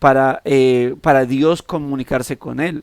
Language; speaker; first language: Spanish; native; Spanish